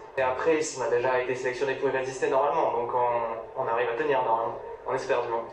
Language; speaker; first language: French; native; French